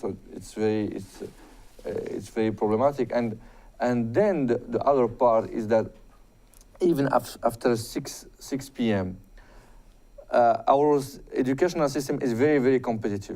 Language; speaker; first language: English; non-native, fluent; Arabic